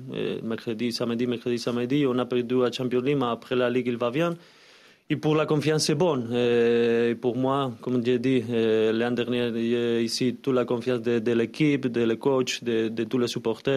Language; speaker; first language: French; non-native, learner; Spanish